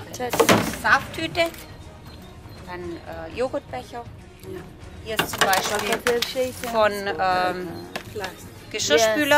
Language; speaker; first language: German; native; German